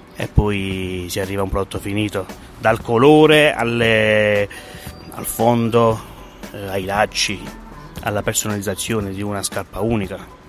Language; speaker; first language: Italian; native; Italian